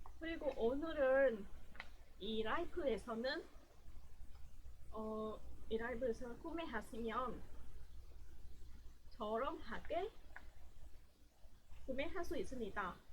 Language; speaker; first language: Korean; non-native, learner; Vietnamese